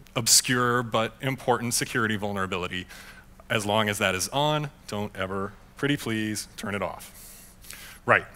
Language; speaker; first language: English; native; English